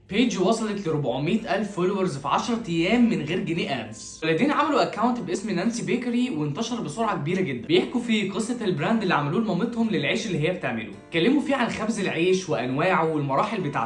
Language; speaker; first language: Arabic; native; Arabic